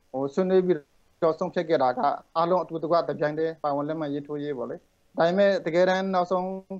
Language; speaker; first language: Burmese; non-native, local second language; Shwe Palaung